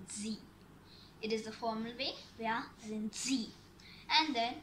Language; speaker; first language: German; non-native, learner; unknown